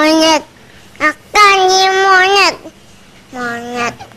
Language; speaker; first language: Indonesian; native; Indonesian